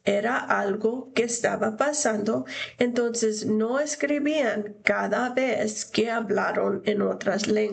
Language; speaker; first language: Spanish; non-native, fluent; English